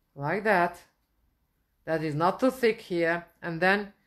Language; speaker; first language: English; non-native, fluent; Romanian